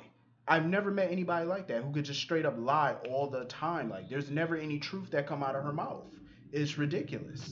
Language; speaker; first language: English; native; English